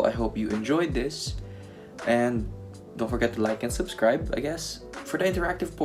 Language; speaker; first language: English; non-native, local second language; Filipino